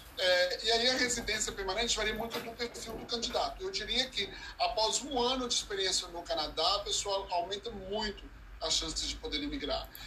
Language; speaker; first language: Portuguese; early bilingual, heritage; Portuguese